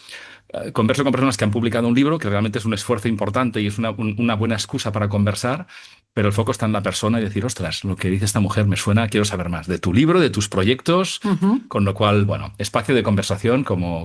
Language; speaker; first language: Spanish; native; Spanish